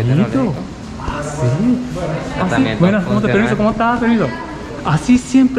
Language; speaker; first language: Spanish; non-native, learner; Japanese